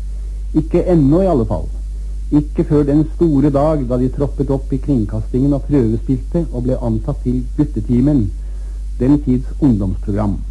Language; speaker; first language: Norwegian; native; Norwegian